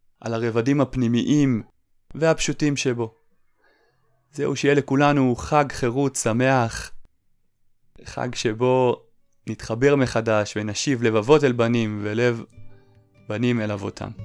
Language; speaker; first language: Hebrew; native; Hebrew